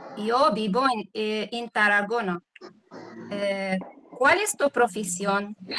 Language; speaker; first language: Spanish; non-native, learner; Arabic